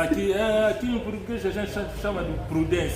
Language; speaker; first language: Portuguese; non-native, learner; Luba-Lulua